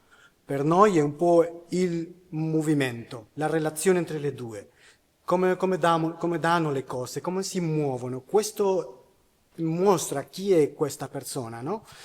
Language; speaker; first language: Italian; non-native, learner; Spanish